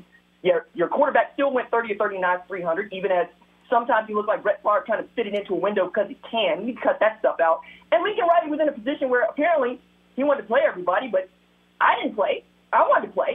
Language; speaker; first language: English; native; English